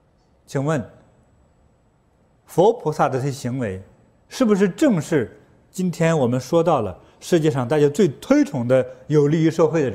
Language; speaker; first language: Chinese; native; Chinese